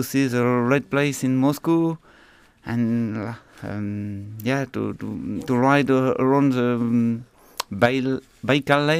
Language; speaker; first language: English; non-native, learner; French